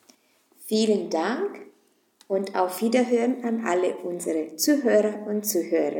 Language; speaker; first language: German; non-native, fluent; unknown